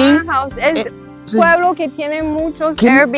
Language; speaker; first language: Spanish; non-native, learner; English